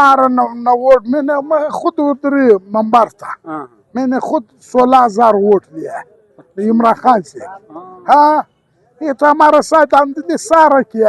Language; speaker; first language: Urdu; non-native, local second language; Pashto